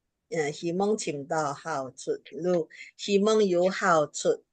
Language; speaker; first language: Chinese; non-native, local second language; Hakka Chinese